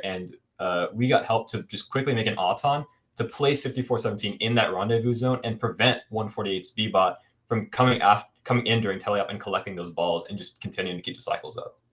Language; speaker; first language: English; native; English